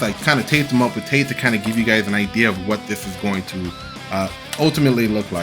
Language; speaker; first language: English; native; English